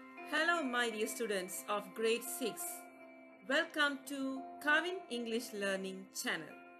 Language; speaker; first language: English; non-native, local second language; Tamil